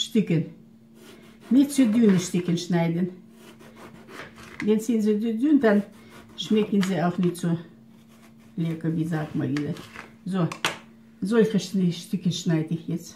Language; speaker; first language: German; non-native, fluent; Russian